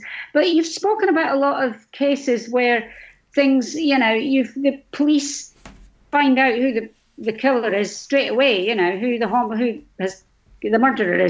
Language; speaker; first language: English; native; English